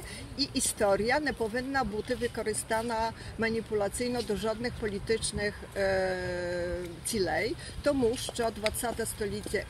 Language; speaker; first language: Ukrainian; early bilingual, heritage; Ukrainian